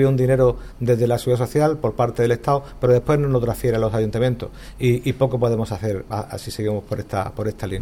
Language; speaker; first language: Spanish; native; Spanish